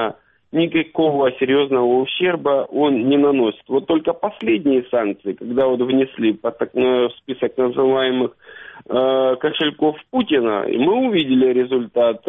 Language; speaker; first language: Russian; native; Russian